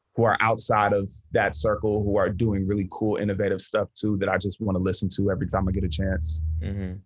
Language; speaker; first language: English; native; English